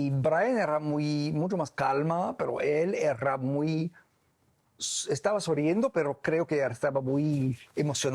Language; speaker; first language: Spanish; non-native, learner; English